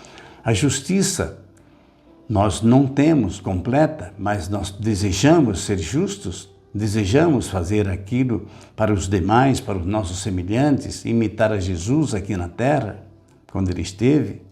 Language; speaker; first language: Portuguese; native; Portuguese